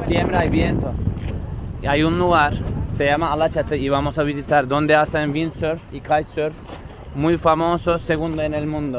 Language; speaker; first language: Spanish; non-native, learner; Turkish